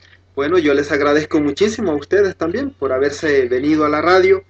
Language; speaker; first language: Spanish; native; Spanish